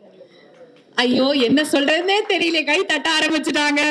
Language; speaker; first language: Tamil; native; Tamil